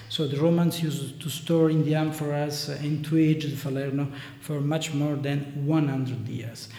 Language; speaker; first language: English; non-native, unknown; Italian